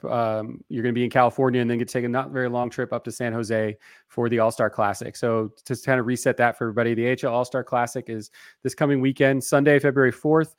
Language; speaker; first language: English; native; English